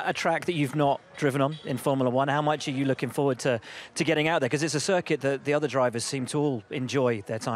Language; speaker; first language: English; native; English